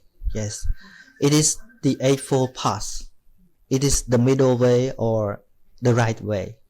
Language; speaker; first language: English; non-native, fluent; Khmer